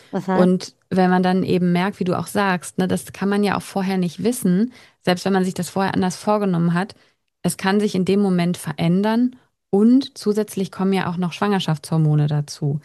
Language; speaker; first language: German; native; German